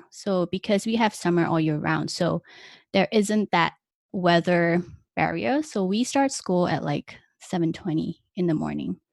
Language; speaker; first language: English; non-native, local second language; Chinese